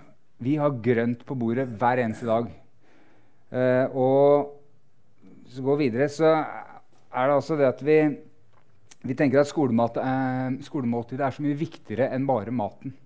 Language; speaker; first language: Norwegian; native; Norwegian